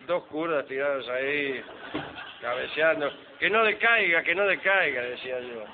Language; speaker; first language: Spanish; native; Spanish